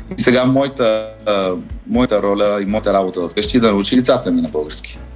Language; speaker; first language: Bulgarian; early bilingual, heritage; Bulgarian